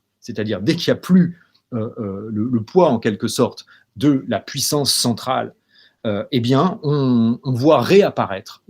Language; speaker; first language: French; native; French